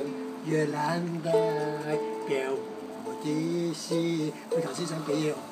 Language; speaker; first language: Chinese; native; Chinese